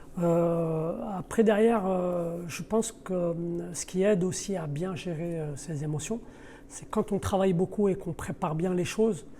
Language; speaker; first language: French; early bilingual, other home language; Arabic